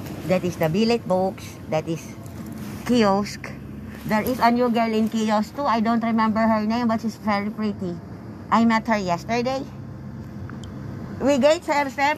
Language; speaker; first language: English; non-native, local second language; Filipino